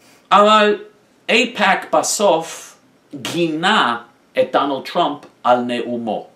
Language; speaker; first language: Hebrew; non-native, fluent; English